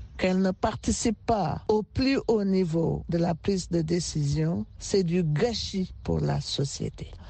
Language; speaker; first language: French; non-native, local second language; Wolof